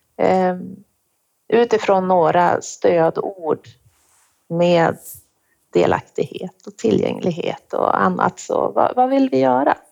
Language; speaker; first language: Swedish; native; Swedish